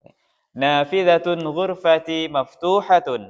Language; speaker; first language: Arabic; non-native, learner; Indonesian